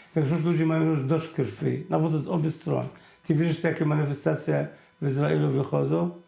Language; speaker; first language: Polish; non-native, fluent; Arabic